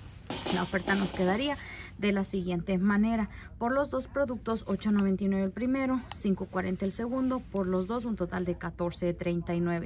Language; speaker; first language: Spanish; native; Spanish